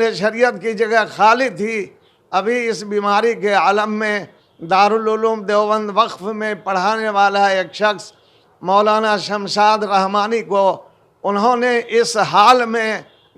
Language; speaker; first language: Urdu; native; Urdu